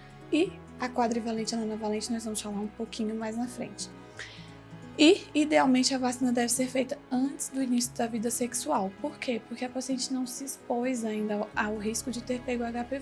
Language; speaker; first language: Portuguese; native; Portuguese